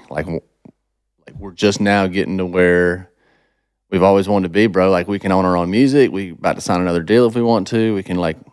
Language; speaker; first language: English; native; English